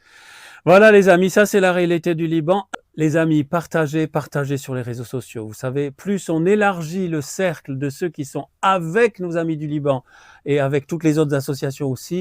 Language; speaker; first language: French; native; French